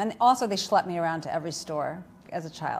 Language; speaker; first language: English; native; English